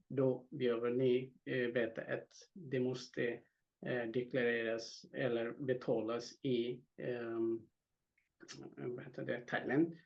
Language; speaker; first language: Swedish; non-native, fluent; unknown